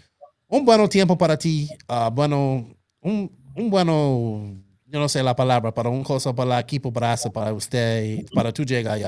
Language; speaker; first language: Spanish; non-native, local second language; English